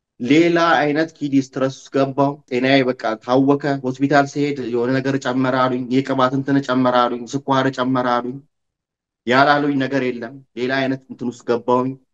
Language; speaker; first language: Amharic; native; Amharic